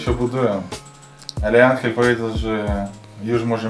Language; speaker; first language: Polish; non-native, fluent; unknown